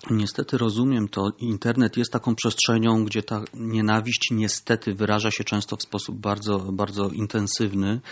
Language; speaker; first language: Polish; native; Polish